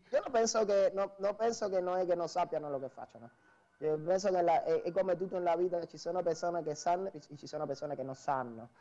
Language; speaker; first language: Italian; non-native, fluent; Spanish